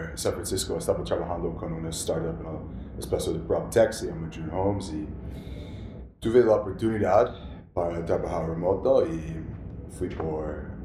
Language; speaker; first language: Spanish; non-native, learner; English